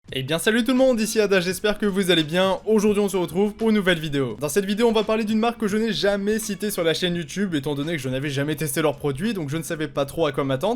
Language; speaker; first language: French; native; French